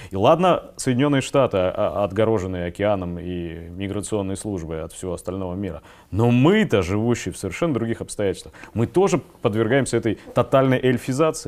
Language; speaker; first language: Russian; native; Russian